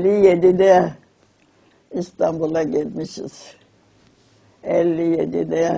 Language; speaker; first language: Turkish; non-native, local second language; Armenian